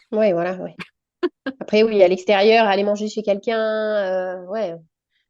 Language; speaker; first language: French; native; French